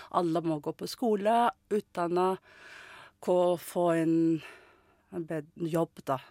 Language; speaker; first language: Norwegian; non-native, learner; Mongolian